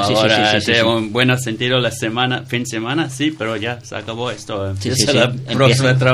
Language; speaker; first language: Spanish; non-native, learner; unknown